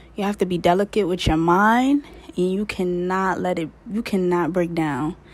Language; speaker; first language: English; native; English